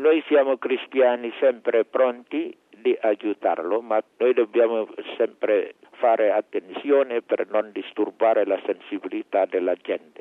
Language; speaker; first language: Italian; non-native, learner; Indonesian